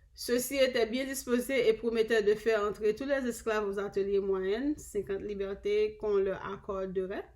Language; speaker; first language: French; non-native, learner; English